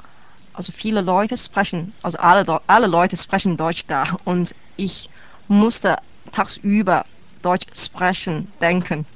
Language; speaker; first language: German; non-native, fluent; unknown